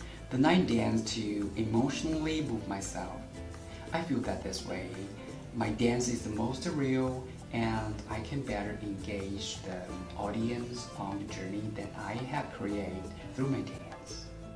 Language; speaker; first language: English; non-native, fluent; Chinese